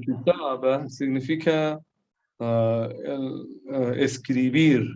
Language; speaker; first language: Spanish; non-native, fluent; Persian